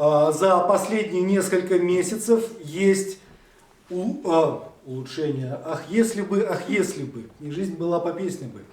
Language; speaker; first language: Russian; native; Russian